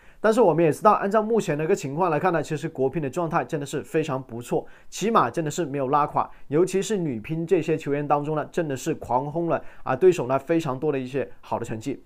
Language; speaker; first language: Chinese; native; Chinese